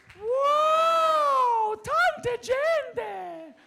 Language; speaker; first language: Italian; early bilingual, heritage; Italian